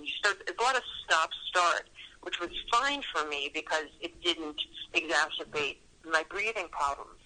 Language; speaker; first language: English; native; English